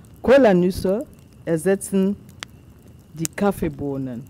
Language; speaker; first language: German; non-native, fluent; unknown